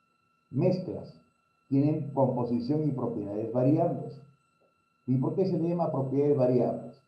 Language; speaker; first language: Spanish; native; Spanish